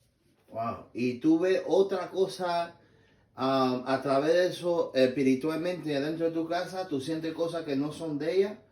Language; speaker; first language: Spanish; early bilingual, heritage; English